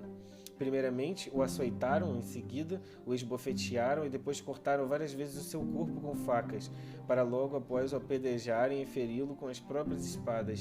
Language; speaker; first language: Portuguese; native; Portuguese